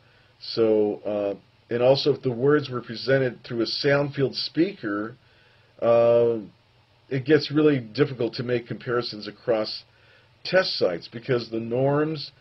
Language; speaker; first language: English; native; English